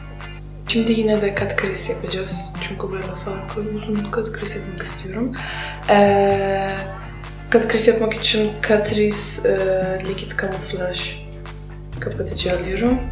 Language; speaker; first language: Turkish; non-native, fluent; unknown